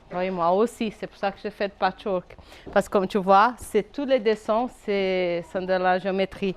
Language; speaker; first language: French; non-native, fluent; Portuguese